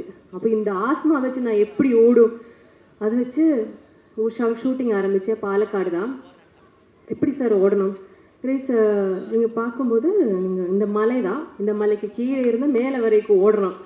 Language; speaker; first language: Tamil; non-native, learner; Malayalam